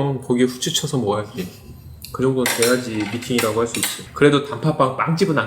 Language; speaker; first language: Korean; native; Korean